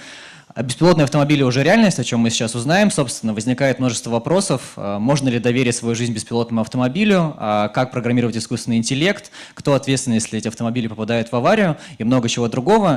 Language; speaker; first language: Russian; native; Russian